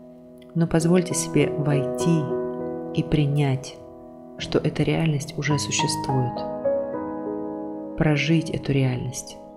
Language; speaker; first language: Russian; native; Russian